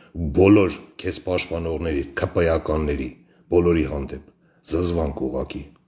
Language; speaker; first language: Armenian; native; Armenian